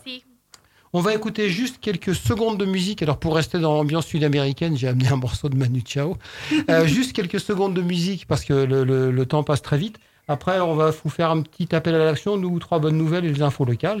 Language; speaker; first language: French; native; French